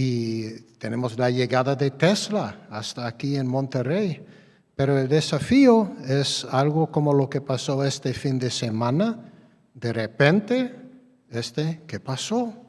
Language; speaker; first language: Spanish; non-native, fluent; English